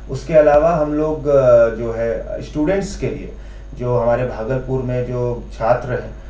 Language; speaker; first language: Hindi; native; Hindi